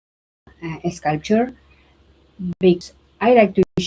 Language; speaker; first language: English; non-native, learner; Spanish